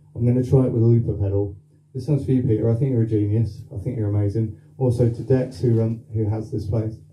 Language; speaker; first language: English; native; English